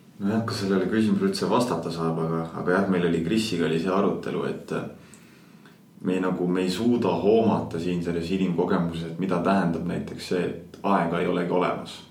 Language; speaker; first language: Estonian; native; Estonian